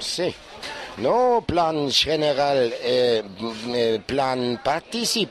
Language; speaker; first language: Spanish; non-native, learner; German